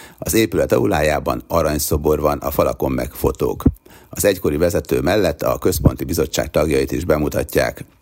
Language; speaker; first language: Hungarian; native; Hungarian